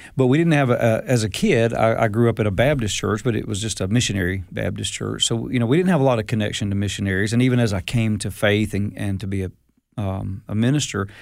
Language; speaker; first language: English; native; English